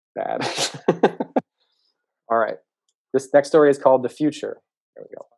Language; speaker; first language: English; native; English